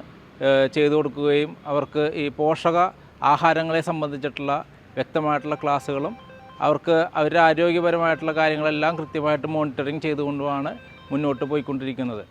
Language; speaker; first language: Malayalam; native; Malayalam